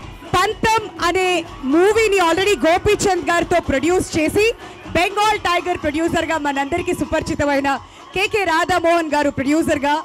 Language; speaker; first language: Telugu; native; Telugu